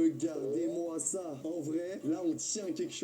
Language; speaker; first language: French; native; French